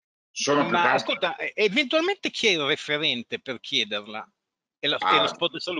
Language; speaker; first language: Italian; native; Italian